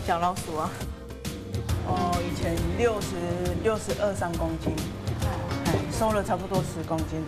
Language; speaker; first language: Chinese; native; Chinese